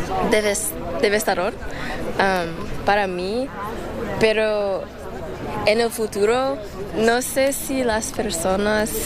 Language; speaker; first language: Spanish; non-native, learner; English